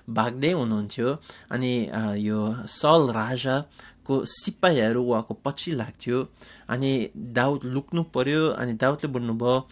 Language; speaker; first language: Nepali; non-native, fluent; English